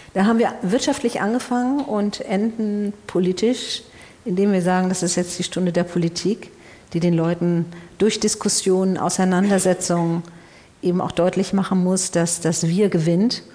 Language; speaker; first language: German; native; German